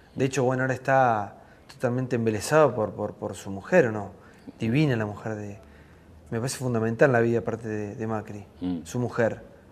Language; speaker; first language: Spanish; native; Spanish